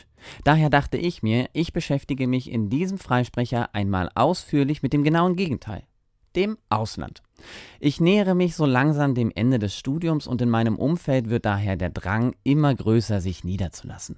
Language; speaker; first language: German; native; German